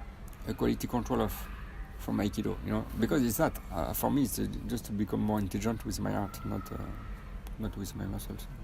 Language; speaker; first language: English; non-native, fluent; French